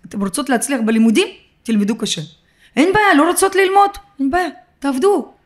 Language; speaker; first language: Hebrew; early bilingual, other home language; Russian